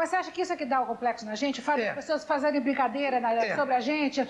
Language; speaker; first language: Portuguese; native; Portuguese